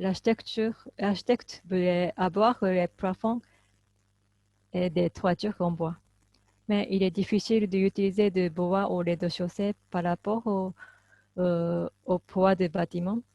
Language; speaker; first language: French; non-native, fluent; Japanese